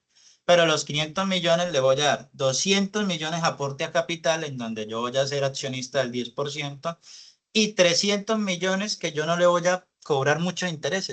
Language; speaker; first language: Spanish; native; Spanish